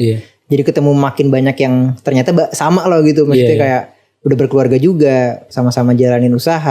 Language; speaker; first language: Indonesian; native; Indonesian